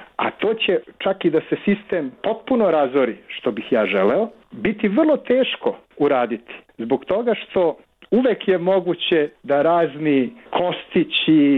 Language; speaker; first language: Serbian; native; Serbian